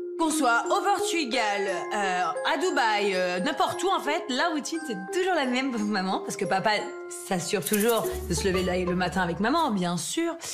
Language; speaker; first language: French; native; French